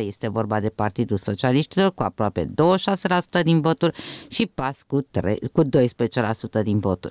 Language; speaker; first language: Romanian; native; Romanian